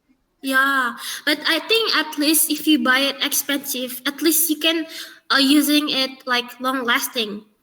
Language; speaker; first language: English; non-native, learner; Indonesian